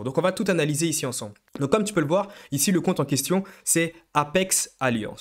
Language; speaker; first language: French; native; French